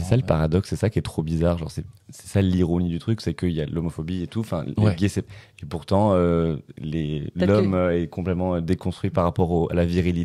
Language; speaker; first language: French; native; French